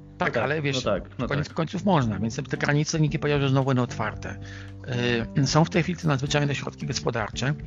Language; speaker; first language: Polish; native; Polish